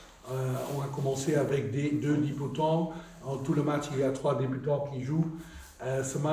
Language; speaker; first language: French; non-native, fluent; Dutch